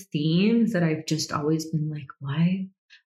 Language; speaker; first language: English; native; English